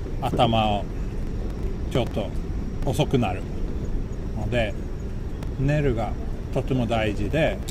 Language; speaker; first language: Japanese; non-native, fluent; Swedish